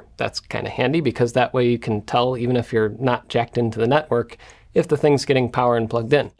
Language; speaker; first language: English; native; English